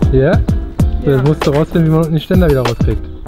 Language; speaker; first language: German; native; German